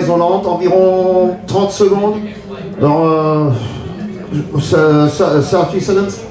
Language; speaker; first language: French; native; French